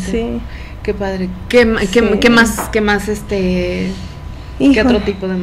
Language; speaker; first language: Spanish; native; Spanish